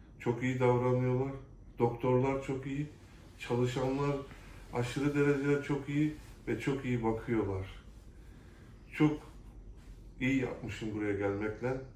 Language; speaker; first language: Turkish; early bilingual, heritage; Turkish